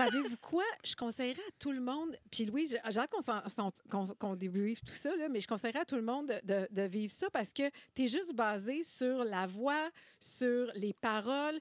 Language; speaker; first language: French; native; French